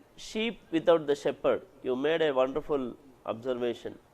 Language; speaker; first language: English; non-native, local second language; Kannada